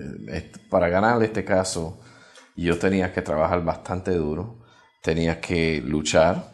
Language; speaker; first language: Spanish; early bilingual, heritage; Spanish